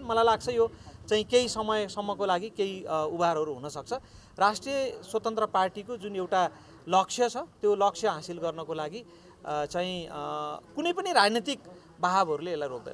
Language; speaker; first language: Nepali; native; Nepali